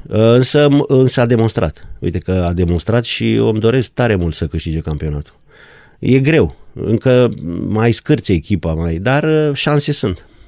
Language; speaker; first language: Romanian; non-native, local second language; German